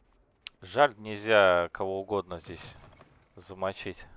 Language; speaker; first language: Russian; native; Russian